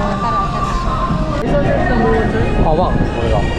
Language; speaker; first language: Japanese; native; Japanese